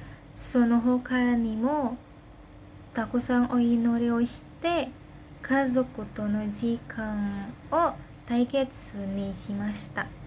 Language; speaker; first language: Japanese; non-native, learner; Indonesian